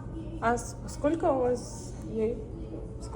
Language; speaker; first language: Russian; non-native, learner; Mongolian